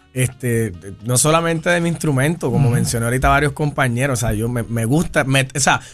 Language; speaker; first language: Spanish; native; Spanish